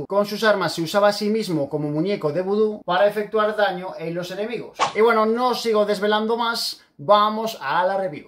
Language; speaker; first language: Spanish; native; Spanish